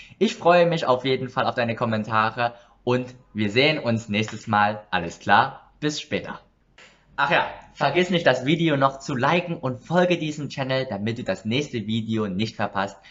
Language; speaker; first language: German; early bilingual, other home language; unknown